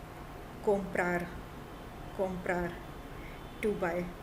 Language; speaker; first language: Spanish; non-native, fluent; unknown